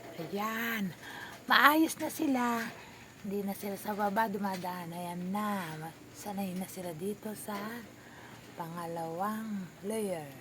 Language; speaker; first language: Filipino; native; Filipino